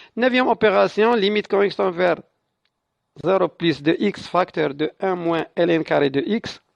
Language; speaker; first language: French; non-native, local second language; Arabic